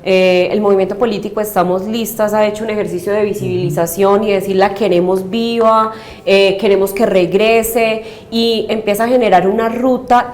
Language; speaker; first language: Spanish; native; Spanish